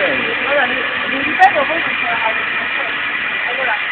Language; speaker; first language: Italian; native; Italian